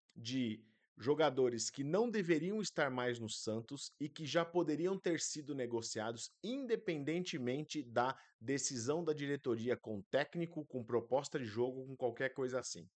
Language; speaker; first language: Portuguese; native; Portuguese